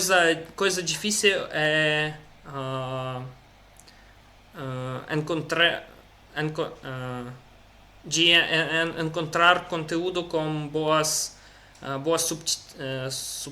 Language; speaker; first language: Portuguese; non-native, learner; Russian